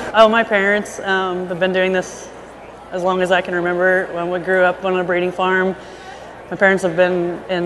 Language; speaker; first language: English; native; English